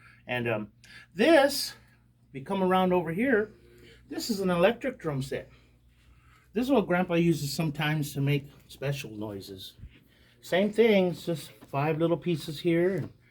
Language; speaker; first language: English; native; English